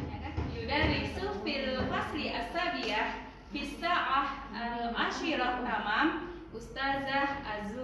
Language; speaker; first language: Arabic; non-native, learner; Indonesian